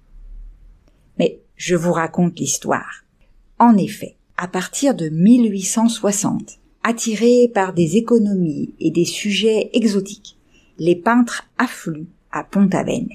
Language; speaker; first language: French; native; French